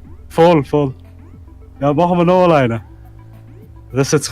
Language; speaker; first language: German; native; German